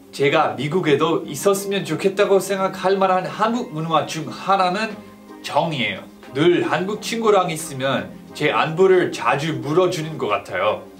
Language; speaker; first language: Korean; non-native, fluent; English